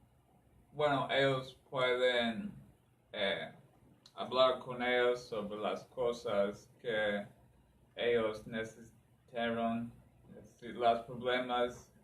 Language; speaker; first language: Spanish; non-native, learner; English